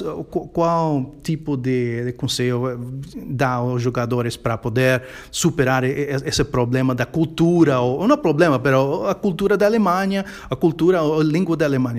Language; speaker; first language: Portuguese; non-native, fluent; Spanish